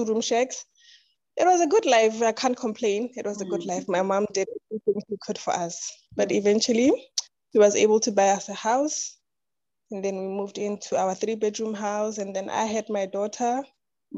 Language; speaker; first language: English; non-native, local second language; Tswana